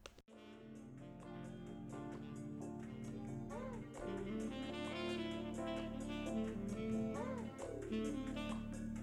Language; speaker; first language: English; native; English